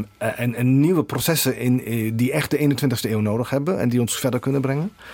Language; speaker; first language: Dutch; native; Dutch